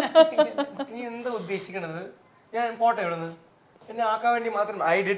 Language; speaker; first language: Malayalam; non-native, fluent; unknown